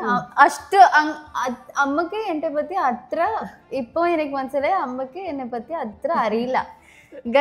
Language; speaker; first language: Malayalam; non-native, learner; Kannada